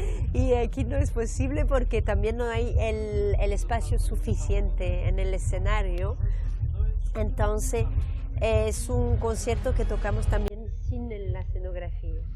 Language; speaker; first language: Spanish; early bilingual, heritage; French